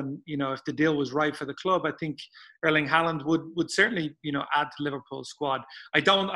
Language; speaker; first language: English; native; English